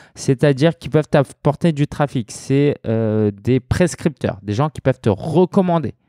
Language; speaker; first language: French; native; French